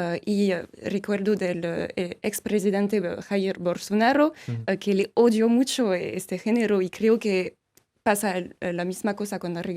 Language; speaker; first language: Spanish; non-native, fluent; French